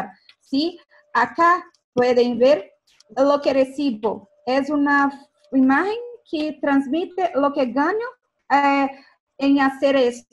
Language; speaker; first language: Spanish; non-native, fluent; Portuguese